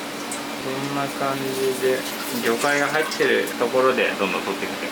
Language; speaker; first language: Japanese; native; Japanese